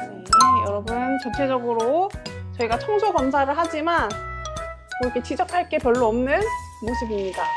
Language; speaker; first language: Korean; native; Korean